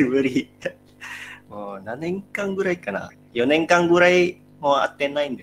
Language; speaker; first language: Japanese; non-native, learner; Indonesian